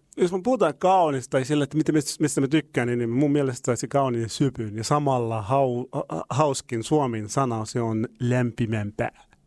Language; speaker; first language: Finnish; non-native, learner; Arabic